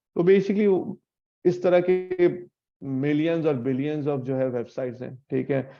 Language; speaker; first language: Urdu; native; Urdu